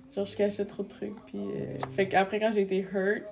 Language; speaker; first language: French; native; French